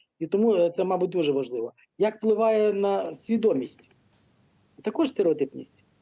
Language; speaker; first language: Ukrainian; non-native, local second language; Russian